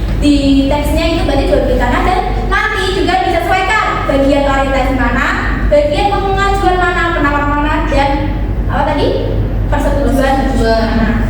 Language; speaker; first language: Indonesian; native; Indonesian